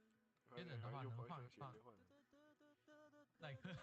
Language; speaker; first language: Chinese; native; Chinese